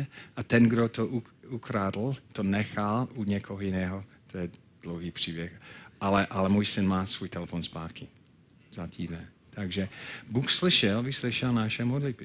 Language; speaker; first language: Czech; non-native, fluent; English